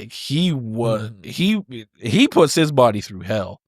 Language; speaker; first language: English; native; English